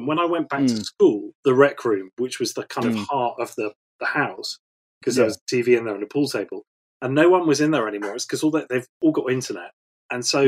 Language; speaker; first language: English; native; English